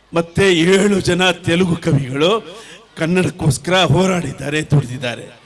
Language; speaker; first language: Kannada; non-native, local second language; Telugu